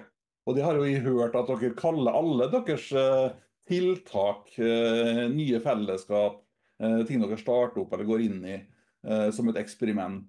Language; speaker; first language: Norwegian; native; Norwegian